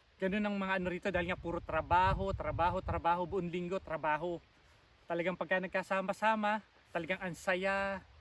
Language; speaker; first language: Filipino; native; Filipino